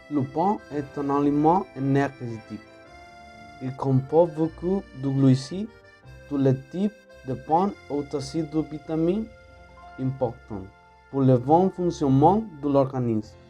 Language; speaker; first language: French; non-native, learner; Spanish